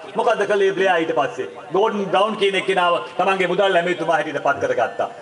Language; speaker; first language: Sinhala; non-native, local second language; Tamil